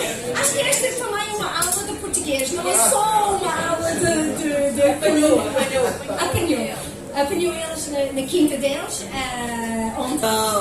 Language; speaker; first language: Portuguese; non-native, fluent; English